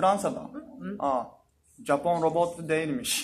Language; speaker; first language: Turkish; non-native, learner; Japanese